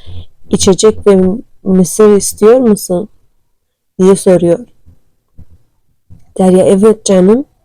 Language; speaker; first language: Turkish; non-native, learner; Turkmen